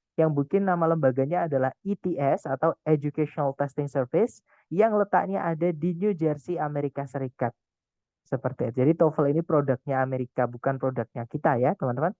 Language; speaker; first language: Indonesian; non-native, local second language; Javanese